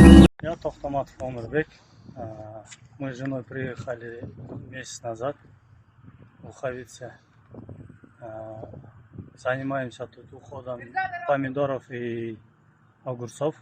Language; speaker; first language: Russian; non-native, fluent; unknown